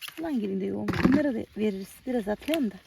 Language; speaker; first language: Turkish; native; Turkish